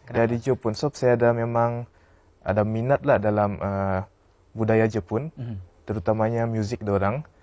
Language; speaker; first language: Malay; native; Malay